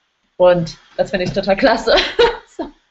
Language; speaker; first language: German; non-native, fluent; English